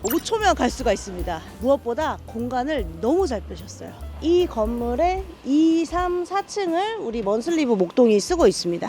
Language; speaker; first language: Korean; native; Korean